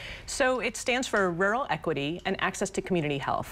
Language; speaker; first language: English; native; English